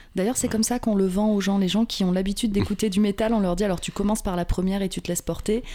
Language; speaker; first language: French; native; French